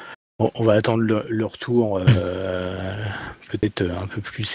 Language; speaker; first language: French; native; French